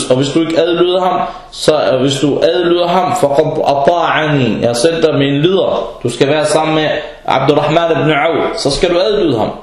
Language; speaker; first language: Danish; early bilingual, other home language; Arabic